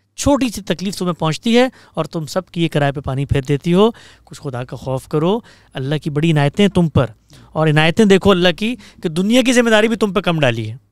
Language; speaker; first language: Urdu; native; Urdu